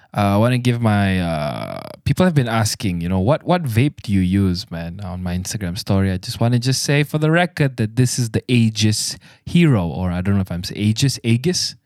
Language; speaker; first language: English; non-native, local second language; Malay